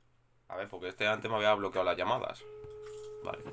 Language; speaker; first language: Spanish; native; Spanish